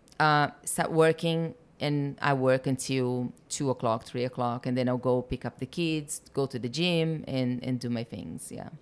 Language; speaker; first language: English; non-native, fluent; Portuguese